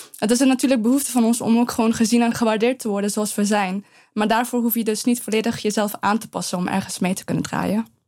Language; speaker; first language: Dutch; early bilingual, other home language; Persian